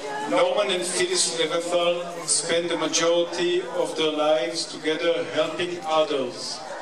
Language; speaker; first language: English; non-native, fluent; Hebrew